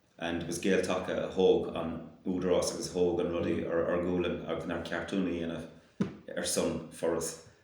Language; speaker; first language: Irish; non-native, local second language; English